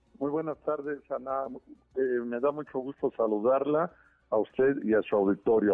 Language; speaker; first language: Spanish; native; Spanish